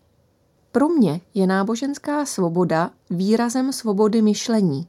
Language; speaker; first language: Czech; native; Czech